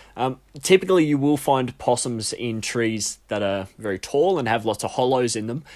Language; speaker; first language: English; native; English